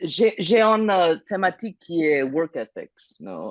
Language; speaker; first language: French; non-native, fluent; English